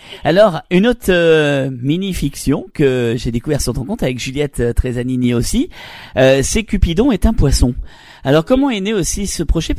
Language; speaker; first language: French; native; French